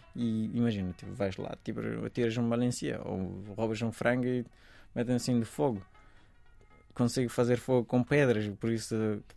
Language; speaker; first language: Portuguese; non-native, fluent; Persian